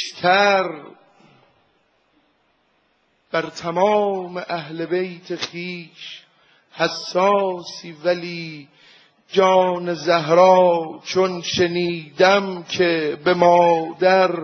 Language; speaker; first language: Persian; native; Persian